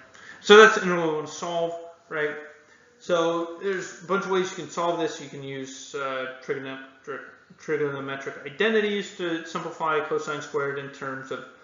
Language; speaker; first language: English; native; English